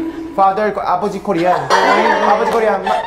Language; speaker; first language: Korean; native; Korean